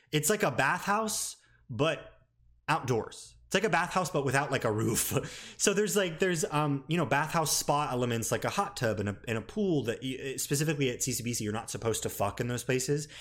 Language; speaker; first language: English; native; English